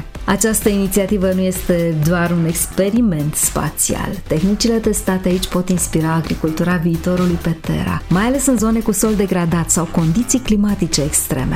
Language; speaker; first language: Romanian; native; Romanian